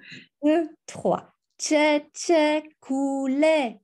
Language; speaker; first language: French; native; French